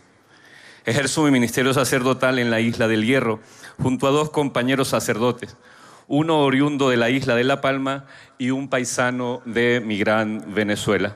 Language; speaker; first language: Spanish; native; Spanish